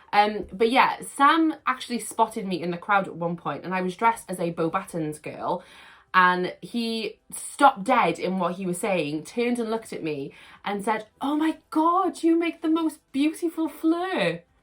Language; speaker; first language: English; native; English